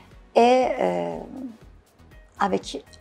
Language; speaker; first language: French; non-native, fluent; Persian